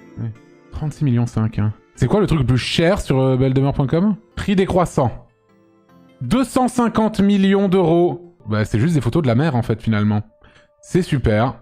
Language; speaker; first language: French; native; French